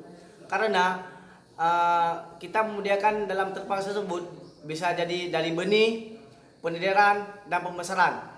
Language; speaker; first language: Indonesian; native; Indonesian